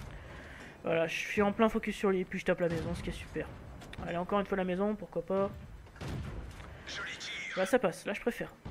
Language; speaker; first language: French; native; French